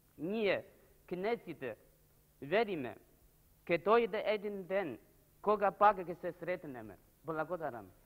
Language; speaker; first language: Macedonian; non-native, fluent; Chinese